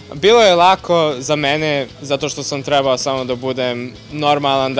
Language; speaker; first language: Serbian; early bilingual, heritage; Serbian